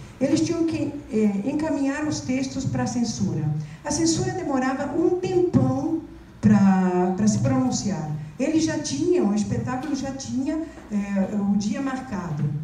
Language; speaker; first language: Portuguese; non-native, fluent; Spanish